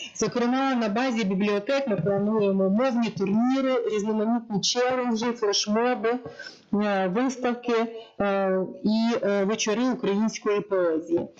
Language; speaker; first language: Ukrainian; native; Ukrainian